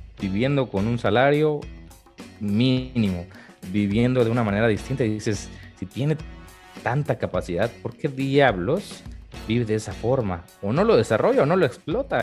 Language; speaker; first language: Spanish; native; Spanish